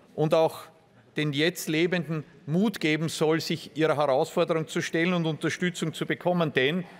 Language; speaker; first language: German; native; German